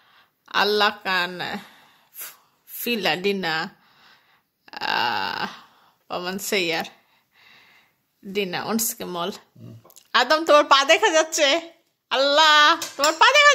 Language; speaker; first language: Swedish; non-native, learner; Bangla